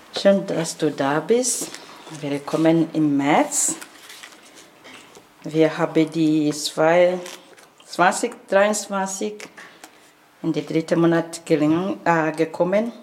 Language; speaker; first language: German; non-native, fluent; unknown